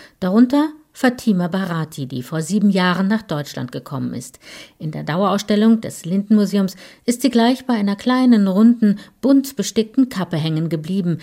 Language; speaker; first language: German; native; German